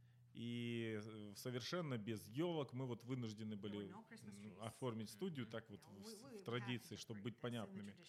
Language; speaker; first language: Russian; native; Russian